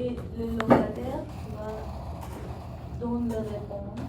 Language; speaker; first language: French; non-native, learner; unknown